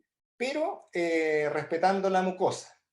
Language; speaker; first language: Spanish; native; Spanish